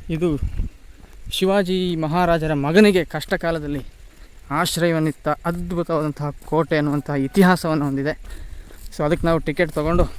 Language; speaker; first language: Kannada; native; Kannada